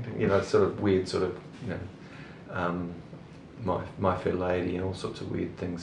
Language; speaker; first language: English; native; English